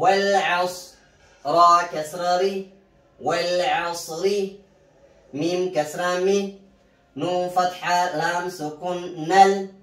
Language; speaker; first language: Arabic; non-native, fluent; Oromo